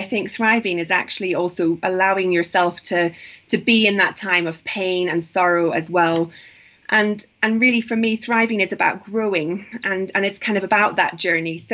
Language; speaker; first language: English; native; English